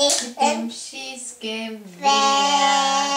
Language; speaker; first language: German; native; German